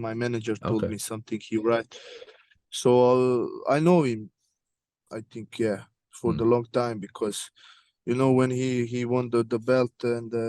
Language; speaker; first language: English; non-native, learner; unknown